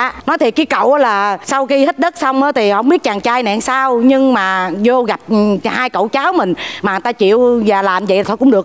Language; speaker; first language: Vietnamese; native; Vietnamese